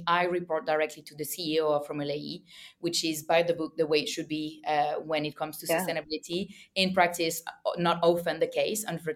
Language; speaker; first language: English; non-native, fluent; French